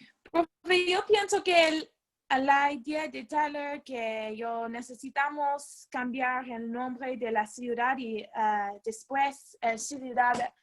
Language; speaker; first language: Spanish; non-native, learner; English